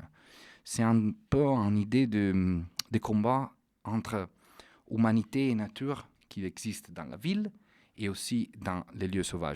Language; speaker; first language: French; non-native, fluent; Italian